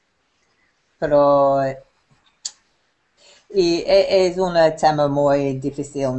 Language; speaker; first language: Spanish; non-native, learner; English